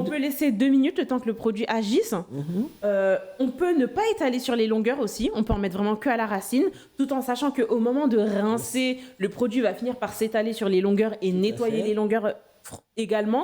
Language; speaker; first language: French; non-native, local second language; Haitian Creole